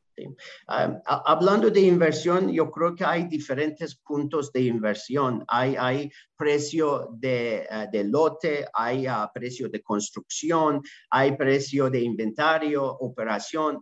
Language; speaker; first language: Spanish; non-native, learner; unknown